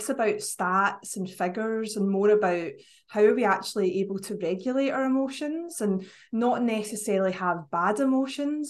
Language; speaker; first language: English; native; English